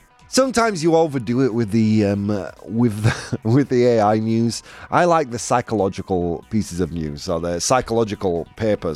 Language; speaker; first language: English; native; English